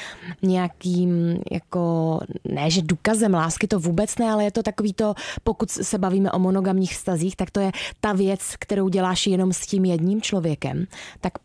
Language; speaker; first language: Czech; native; Czech